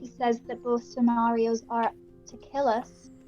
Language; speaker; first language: English; native; English